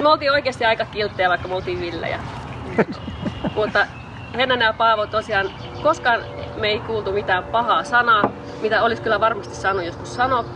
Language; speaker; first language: Finnish; native; Finnish